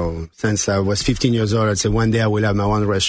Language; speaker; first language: English; non-native, fluent; French